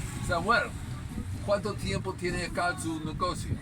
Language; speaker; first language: Spanish; non-native, fluent; English